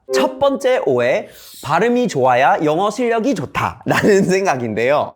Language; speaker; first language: Korean; non-native, fluent; English